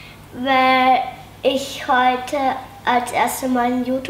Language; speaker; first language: German; early bilingual, other home language; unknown